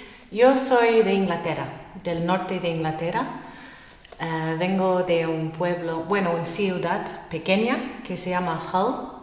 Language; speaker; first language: Spanish; non-native, fluent; English